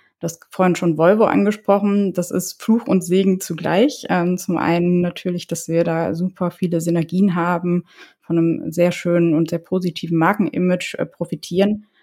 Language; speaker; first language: German; early bilingual, other home language; Polish